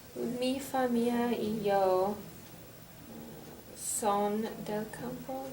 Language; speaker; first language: Spanish; non-native, learner; English